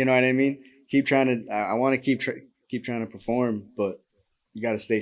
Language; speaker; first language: English; native; English